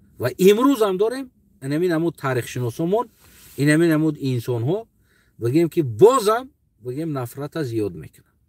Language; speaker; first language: Tajik; non-native, local second language; Uzbek